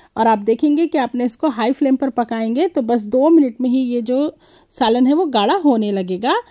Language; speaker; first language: Hindi; native; Hindi